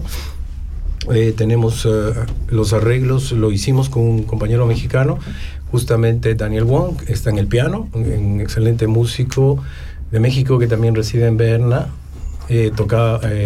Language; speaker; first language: Spanish; native; Spanish